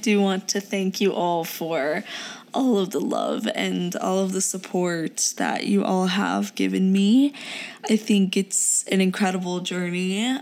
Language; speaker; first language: English; early bilingual, other home language; Urdu